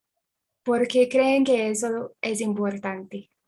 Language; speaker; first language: Spanish; non-native, fluent; English